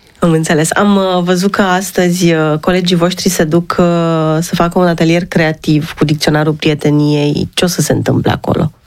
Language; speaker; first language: Romanian; native; Romanian